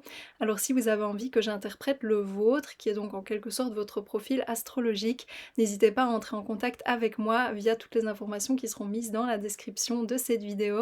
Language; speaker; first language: French; native; French